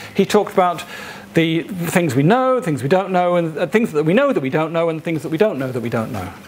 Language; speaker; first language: English; native; English